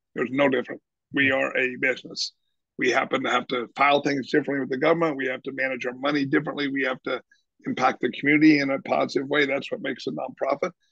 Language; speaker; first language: English; native; English